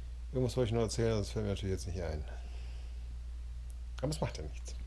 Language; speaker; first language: German; native; German